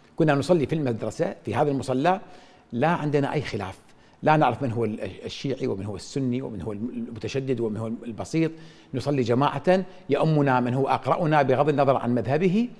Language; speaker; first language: Arabic; native; Arabic